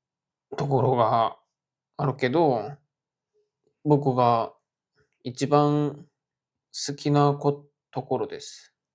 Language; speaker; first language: Japanese; non-native, learner; Korean